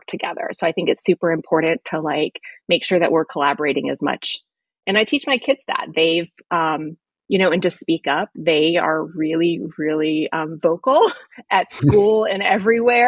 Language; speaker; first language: English; native; English